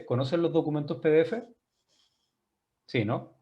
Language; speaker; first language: Spanish; native; Spanish